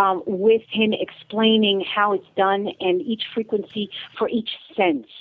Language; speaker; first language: English; native; English